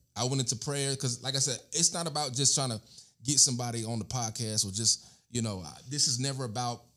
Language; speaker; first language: English; native; English